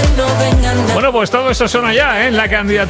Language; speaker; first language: Spanish; native; Spanish